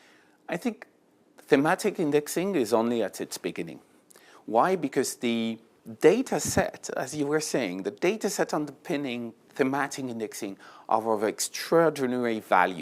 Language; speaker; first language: English; non-native, fluent; French